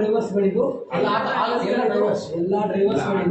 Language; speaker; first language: Kannada; non-native, learner; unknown